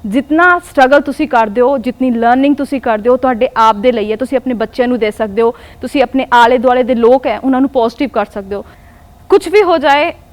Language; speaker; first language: Punjabi; non-native, local second language; Hindi